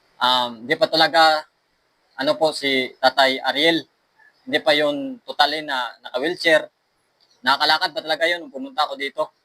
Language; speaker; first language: Filipino; non-native, local second language; Aklanon